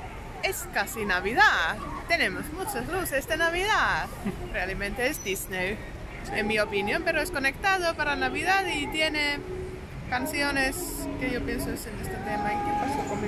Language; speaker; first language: Spanish; non-native, learner; Finnish